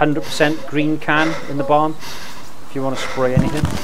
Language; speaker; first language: English; native; English